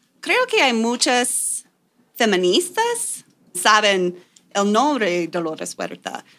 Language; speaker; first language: Spanish; non-native, fluent; English